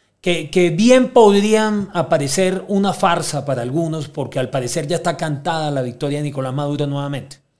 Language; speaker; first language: Spanish; native; Spanish